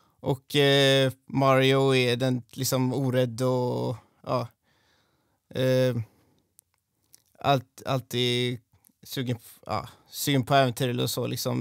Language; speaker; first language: Swedish; native; Swedish